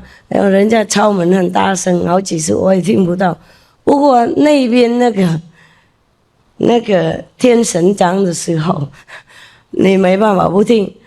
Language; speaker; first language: Chinese; non-native, fluent; Vietnamese